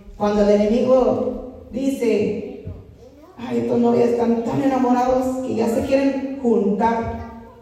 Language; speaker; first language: Spanish; non-native, fluent; English